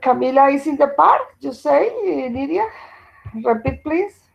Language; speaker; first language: English; non-native, learner; Spanish